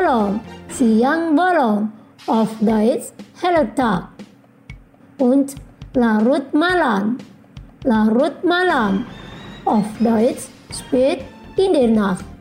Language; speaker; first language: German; non-native, fluent; Indonesian